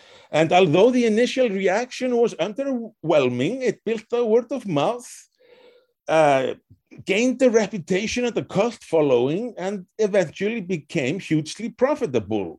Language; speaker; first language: English; non-native, fluent; Icelandic